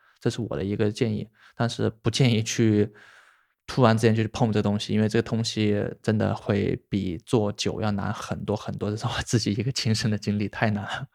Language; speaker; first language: Chinese; native; Chinese